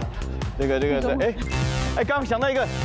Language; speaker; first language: Chinese; native; Chinese